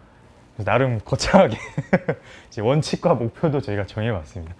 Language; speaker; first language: Korean; native; Korean